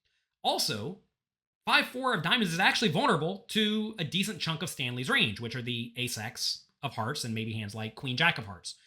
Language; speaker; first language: English; native; English